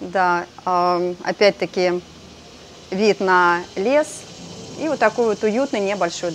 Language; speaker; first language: Russian; native; Russian